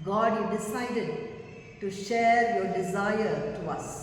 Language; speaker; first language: English; non-native, local second language; Tamil